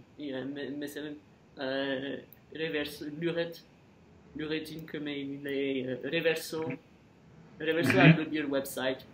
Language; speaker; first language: Azerbaijani; non-native, learner; French